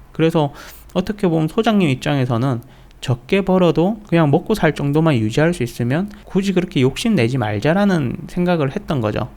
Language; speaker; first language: Korean; native; Korean